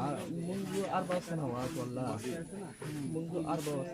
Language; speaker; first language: Arabic; non-native, fluent; Rohingya